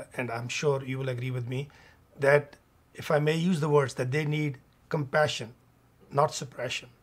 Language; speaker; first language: English; non-native, local second language; Punjabi